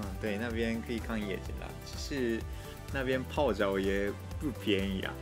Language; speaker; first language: Chinese; non-native, fluent; Japanese